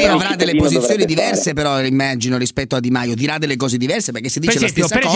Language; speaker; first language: Italian; native; Italian